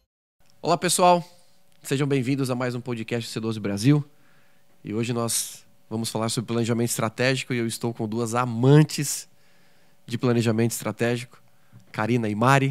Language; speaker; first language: Portuguese; native; Portuguese